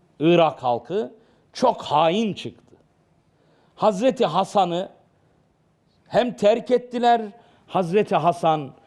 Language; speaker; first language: Turkish; native; Turkish